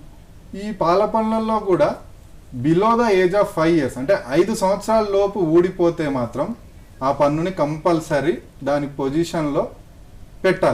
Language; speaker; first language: Telugu; native; Telugu